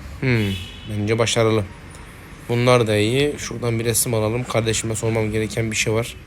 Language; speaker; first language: Turkish; native; Turkish